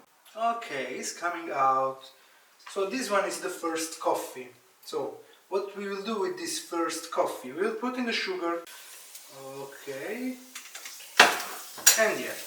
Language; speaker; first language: English; non-native, fluent; Italian